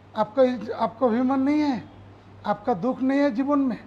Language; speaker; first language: Hindi; non-native, local second language; Bangla